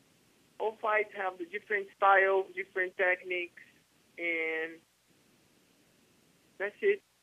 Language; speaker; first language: English; non-native, learner; Portuguese